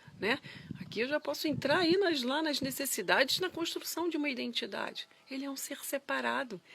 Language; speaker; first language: Portuguese; native; Portuguese